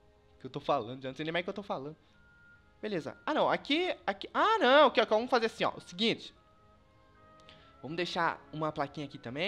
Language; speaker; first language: Portuguese; native; Portuguese